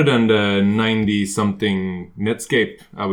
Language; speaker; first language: English; non-native, fluent; Swedish